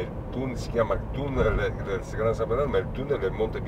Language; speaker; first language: Spanish; non-native, learner; Italian